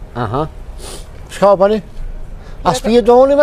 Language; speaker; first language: German; non-native, learner; Albanian